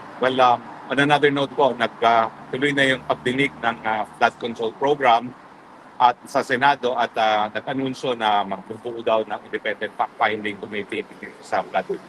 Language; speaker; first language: Filipino; native; Filipino